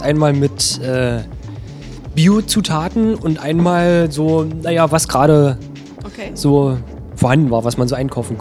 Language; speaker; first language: German; native; German